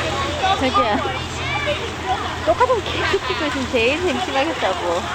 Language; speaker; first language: Korean; native; Korean